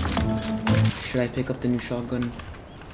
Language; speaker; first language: English; native; English